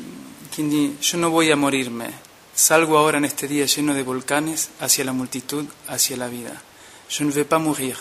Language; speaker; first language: French; non-native, fluent; Spanish